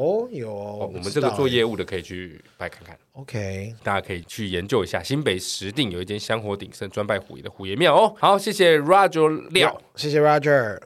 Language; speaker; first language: Chinese; native; Chinese